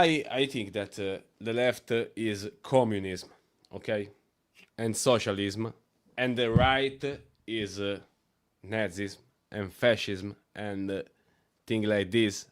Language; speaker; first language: English; non-native, learner; Italian